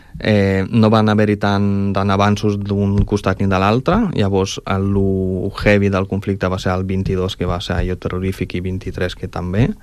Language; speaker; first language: Catalan; early bilingual, other home language; Ukrainian